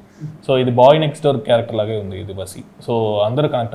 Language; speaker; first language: Telugu; non-native, learner; Tamil